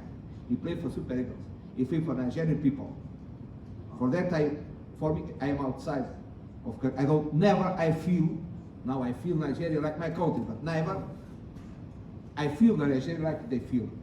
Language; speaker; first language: English; non-native, learner; Portuguese